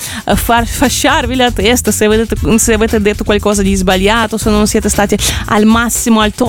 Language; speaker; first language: Italian; native; Italian